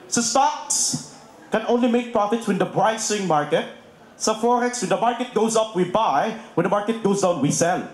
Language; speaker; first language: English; non-native, local second language; Filipino